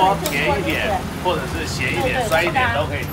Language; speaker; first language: Chinese; native; Chinese